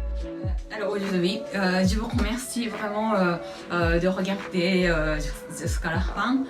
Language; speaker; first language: French; non-native, fluent; Japanese